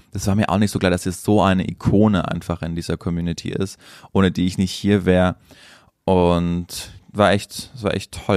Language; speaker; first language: German; native; German